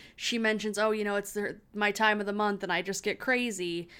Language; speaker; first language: English; native; English